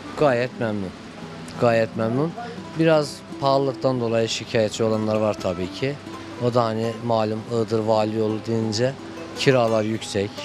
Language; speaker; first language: Turkish; native; Turkish